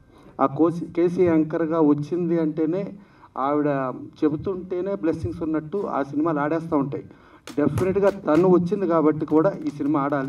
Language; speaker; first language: Telugu; native; Telugu